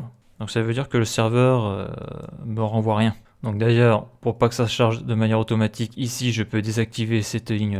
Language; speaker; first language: French; native; French